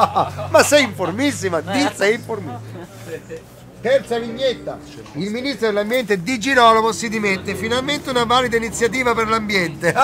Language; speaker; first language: Italian; native; Italian